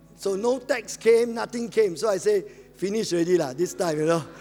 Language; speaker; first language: English; non-native, local second language; Min Nan Chinese